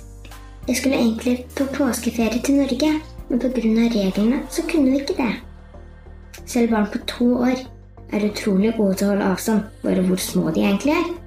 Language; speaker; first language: Norwegian; early bilingual, heritage; Norwegian